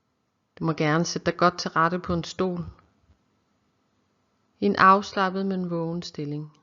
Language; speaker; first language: Danish; native; Danish